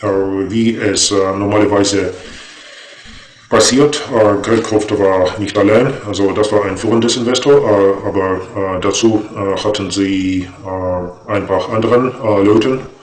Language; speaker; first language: German; non-native, fluent; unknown